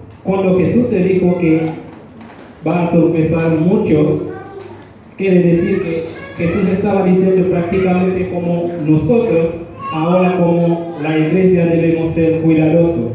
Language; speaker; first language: Spanish; non-native, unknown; Haitian Creole